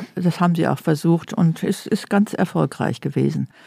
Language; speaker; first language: German; native; German